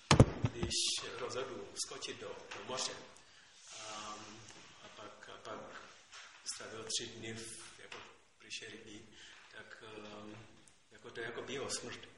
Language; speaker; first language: Czech; non-native, learner; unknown